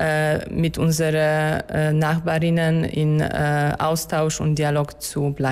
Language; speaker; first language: German; non-native, fluent; Polish